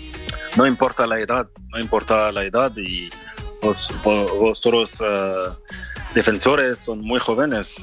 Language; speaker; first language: Spanish; non-native, fluent; French